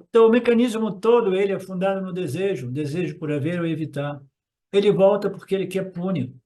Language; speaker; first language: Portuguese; non-native, fluent; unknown